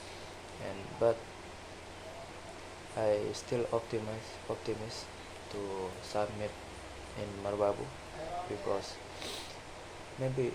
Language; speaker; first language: English; non-native, learner; Indonesian